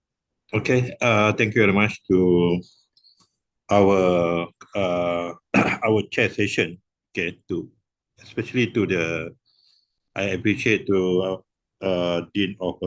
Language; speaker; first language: English; non-native, local second language; Malay